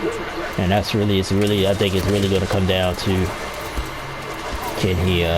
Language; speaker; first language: English; native; English